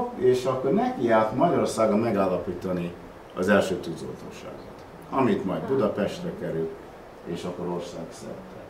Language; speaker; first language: Hungarian; early bilingual, heritage; Hungarian